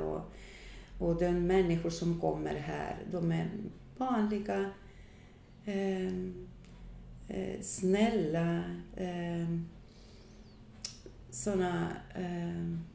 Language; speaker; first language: Swedish; non-native, fluent; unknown